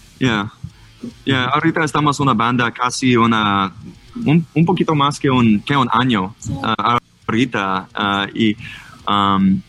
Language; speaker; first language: Spanish; non-native, learner; English